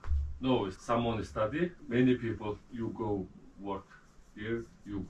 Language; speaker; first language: English; non-native, learner; Mongolian